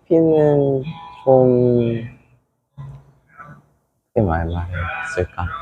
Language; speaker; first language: Korean; non-native, learner; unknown